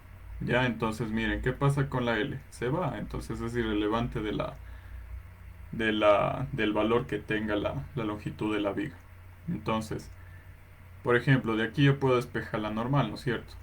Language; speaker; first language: Spanish; native; Spanish